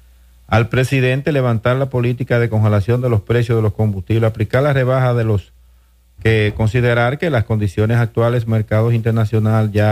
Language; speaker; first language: Spanish; native; Spanish